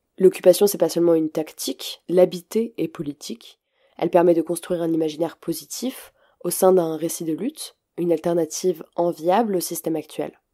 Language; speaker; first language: French; native; French